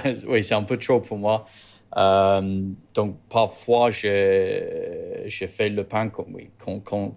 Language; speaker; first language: French; non-native, learner; English